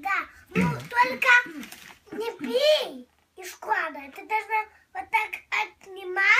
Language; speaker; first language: Russian; early bilingual, heritage; English